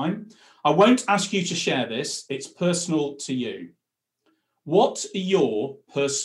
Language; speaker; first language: English; native; English